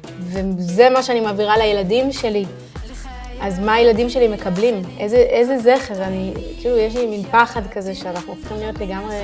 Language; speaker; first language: Hebrew; native; Hebrew